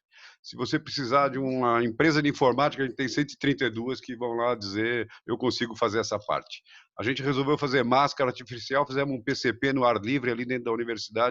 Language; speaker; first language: Portuguese; native; Portuguese